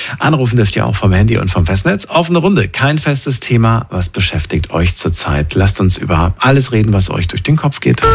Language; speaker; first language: German; native; German